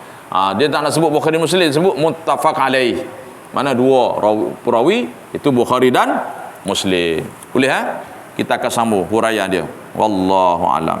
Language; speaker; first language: Malay; native; Malay